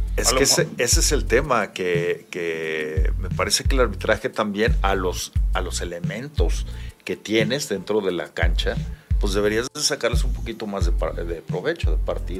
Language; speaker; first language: Spanish; native; Spanish